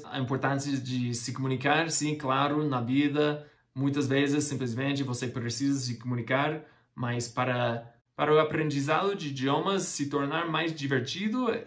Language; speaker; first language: Portuguese; non-native, fluent; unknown